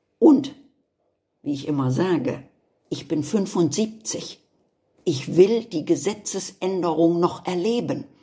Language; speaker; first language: German; native; German